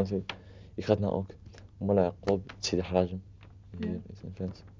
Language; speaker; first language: Dutch; non-native, learner; Arabic